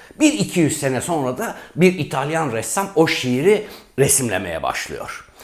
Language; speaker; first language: Turkish; native; Turkish